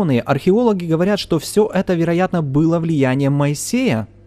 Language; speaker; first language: Russian; native; Russian